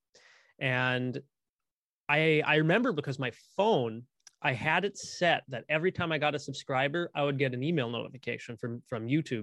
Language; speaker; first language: English; native; English